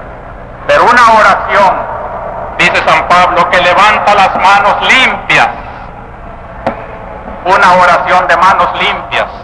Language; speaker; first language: Spanish; native; Spanish